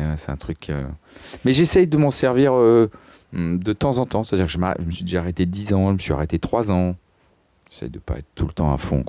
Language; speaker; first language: French; native; French